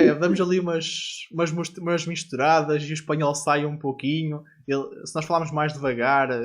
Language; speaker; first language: Portuguese; native; Portuguese